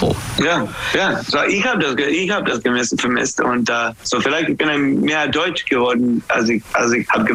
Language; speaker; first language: German; non-native, fluent; English